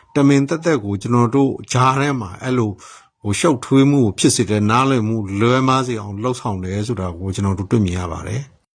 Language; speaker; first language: Burmese; non-native, local second language; S'gaw Karen